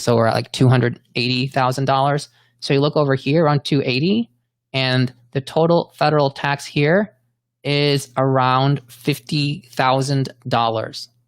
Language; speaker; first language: English; native; English